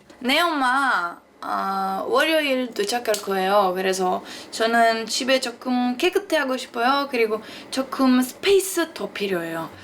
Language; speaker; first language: Korean; non-native, learner; Norwegian